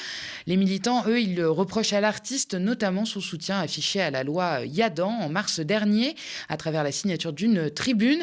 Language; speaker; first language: French; native; French